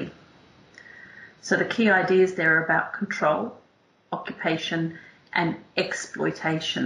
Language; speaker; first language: English; native; English